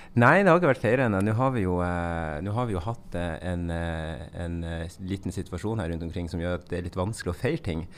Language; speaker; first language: Norwegian; native; Norwegian